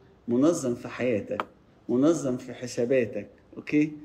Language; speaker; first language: Arabic; early bilingual, heritage; Arabic